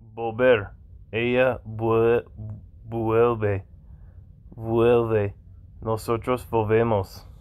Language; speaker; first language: Spanish; non-native, learner; English